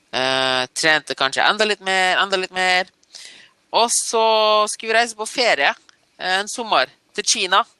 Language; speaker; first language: Norwegian; early bilingual, other home language; German